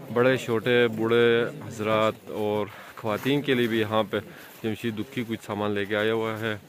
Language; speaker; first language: Urdu; non-native, local second language; Shina